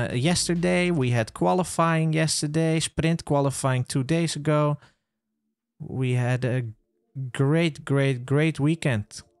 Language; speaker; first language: English; non-native, fluent; Dutch